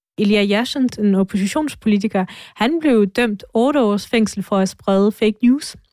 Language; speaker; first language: Danish; non-native, fluent; Russian